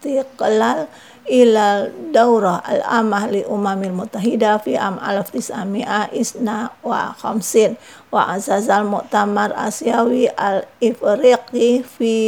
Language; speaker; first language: Arabic; non-native, fluent; Indonesian